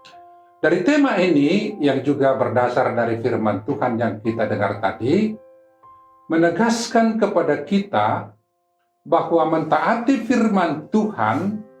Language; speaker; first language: Malay; native; Malay